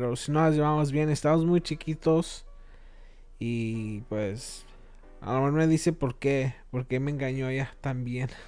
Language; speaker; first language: Spanish; early bilingual, other home language; English